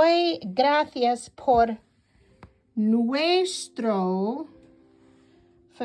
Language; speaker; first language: Spanish; non-native, learner; English